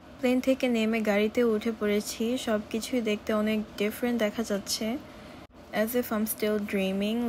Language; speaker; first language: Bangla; early bilingual, heritage; Bangla